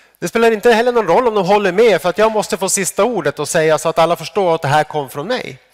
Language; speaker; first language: Swedish; native; Swedish